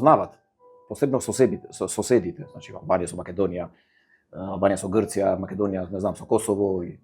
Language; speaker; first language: Macedonian; non-native, fluent; Albanian